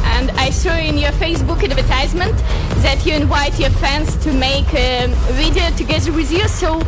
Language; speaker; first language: English; non-native, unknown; Ukrainian